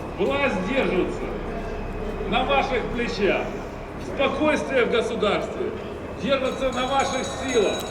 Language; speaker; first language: Russian; native; Russian